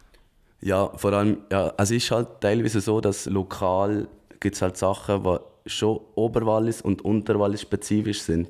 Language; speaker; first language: German; native; German